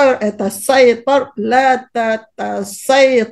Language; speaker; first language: Arabic; non-native, learner; Malay